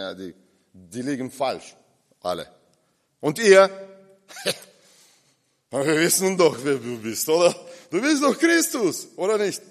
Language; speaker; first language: German; non-native, fluent; Russian